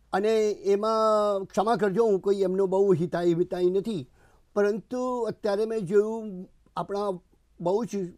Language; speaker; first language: Gujarati; non-native, local second language; Hindi